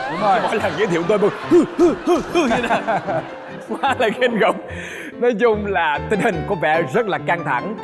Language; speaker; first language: Vietnamese; native; Vietnamese